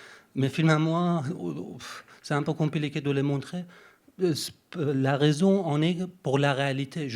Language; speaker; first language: French; non-native, fluent; Persian